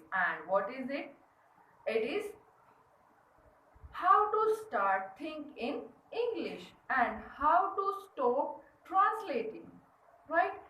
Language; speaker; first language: English; non-native, learner; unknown